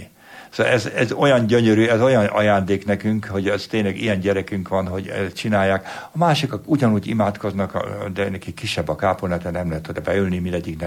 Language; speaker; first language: Hungarian; non-native, fluent; German